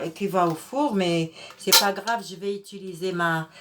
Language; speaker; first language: French; non-native, local second language; Arabic